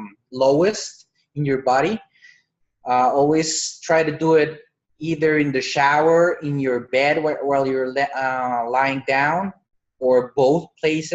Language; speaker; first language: English; non-native, fluent; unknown